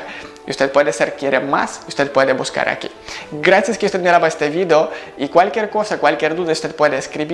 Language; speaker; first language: Spanish; non-native, learner; Ukrainian